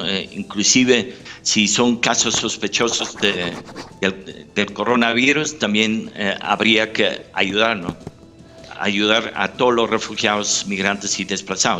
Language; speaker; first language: Spanish; non-native, fluent; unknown